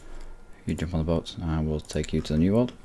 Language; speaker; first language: English; native; English